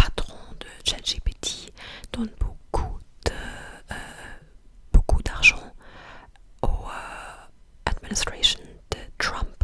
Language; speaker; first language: French; non-native, fluent; English